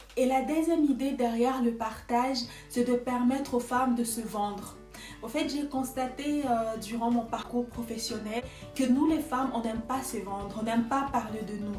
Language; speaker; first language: French; non-native, local second language; Lingala